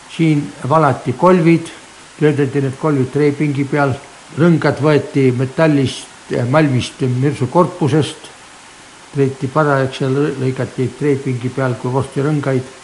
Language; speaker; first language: Estonian; native; Estonian